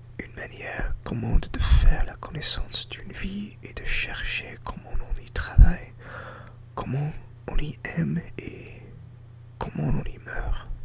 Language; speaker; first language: French; non-native, learner; English